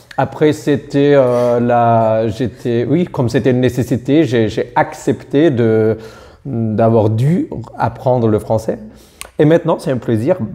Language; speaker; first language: French; non-native, fluent; German